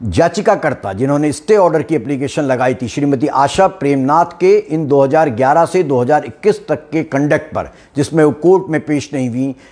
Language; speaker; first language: Hindi; native; Hindi